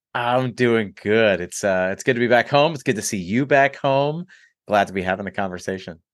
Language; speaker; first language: English; native; English